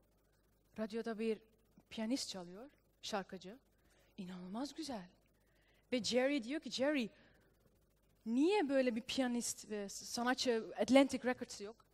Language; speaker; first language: Turkish; early bilingual, heritage; Turkish